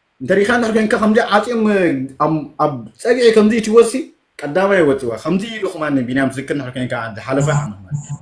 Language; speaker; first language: Tigrinya; native; Tigrinya